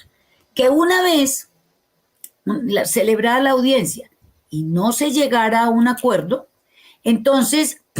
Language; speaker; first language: Spanish; native; Spanish